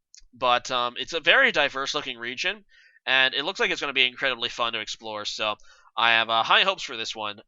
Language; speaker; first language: English; native; English